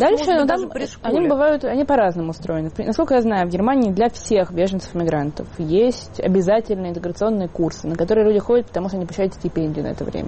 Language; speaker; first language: Russian; native; Russian